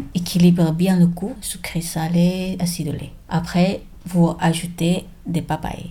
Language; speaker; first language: French; non-native, learner; Thai